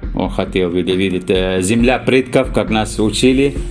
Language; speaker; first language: Russian; non-native, fluent; Arabic